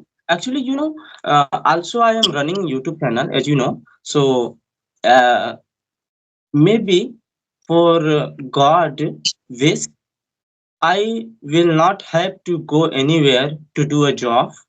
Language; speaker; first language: English; non-native, learner; Hindi